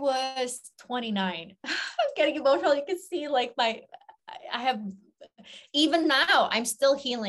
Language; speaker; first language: English; non-native, local second language; Filipino